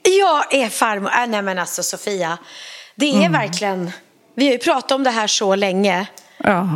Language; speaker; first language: Swedish; native; Swedish